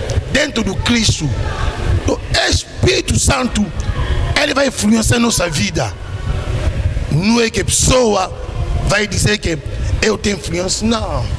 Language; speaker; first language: Portuguese; non-native, learner; Lingala